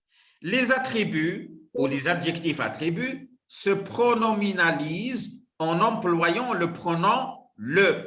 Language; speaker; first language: French; non-native, local second language; Arabic